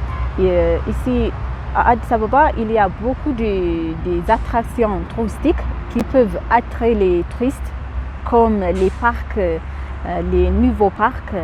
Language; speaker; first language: French; non-native, fluent; Amharic